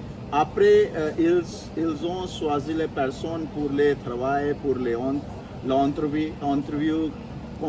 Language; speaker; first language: French; non-native, learner; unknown